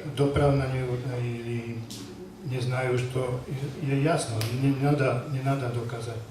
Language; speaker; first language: Russian; non-native, learner; Slovak